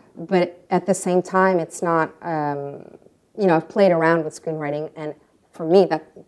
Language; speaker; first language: English; early bilingual, other home language; Russian